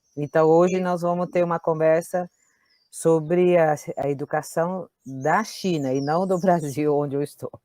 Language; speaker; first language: Portuguese; non-native, fluent; Chinese